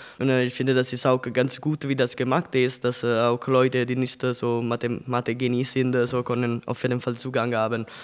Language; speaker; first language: German; non-native, learner; Italian